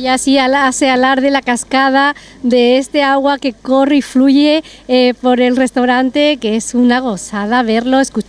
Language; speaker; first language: Spanish; native; Spanish